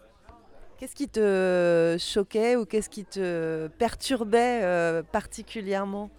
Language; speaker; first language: French; native; French